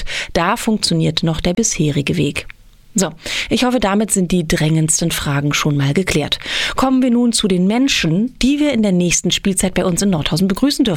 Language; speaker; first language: German; native; German